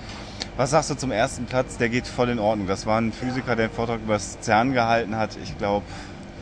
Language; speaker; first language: German; native; German